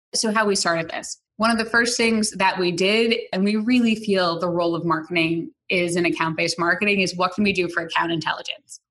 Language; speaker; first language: English; native; English